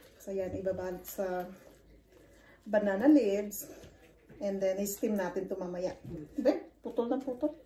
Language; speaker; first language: Filipino; non-native, local second language; Bikol